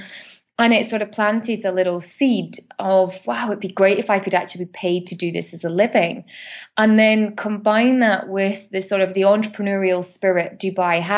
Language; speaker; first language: English; native; English